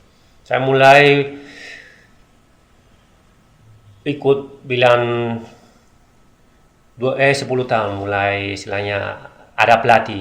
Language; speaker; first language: Indonesian; non-native, learner; Spanish